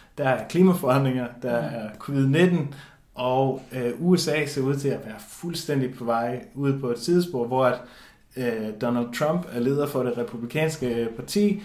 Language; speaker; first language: Danish; native; Danish